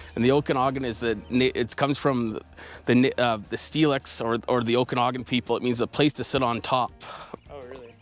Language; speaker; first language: English; native; English